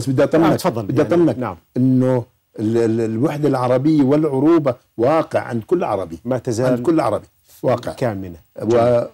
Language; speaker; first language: Arabic; native; Arabic